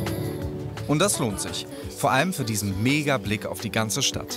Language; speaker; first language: German; early bilingual, other home language; Croatian